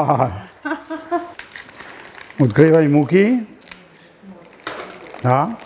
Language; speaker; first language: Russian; non-native, learner; French